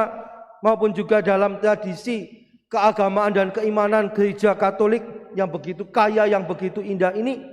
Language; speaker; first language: Indonesian; non-native, local second language; Javanese